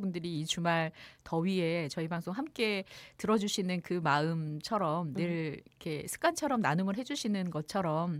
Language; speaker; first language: Korean; native; Korean